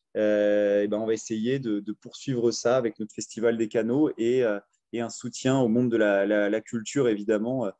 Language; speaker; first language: French; native; French